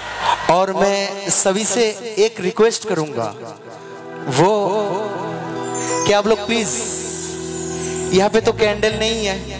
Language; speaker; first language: Hindi; non-native, local second language; Assamese